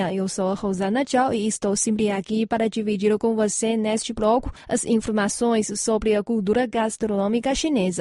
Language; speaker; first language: Portuguese; non-native, fluent; Chinese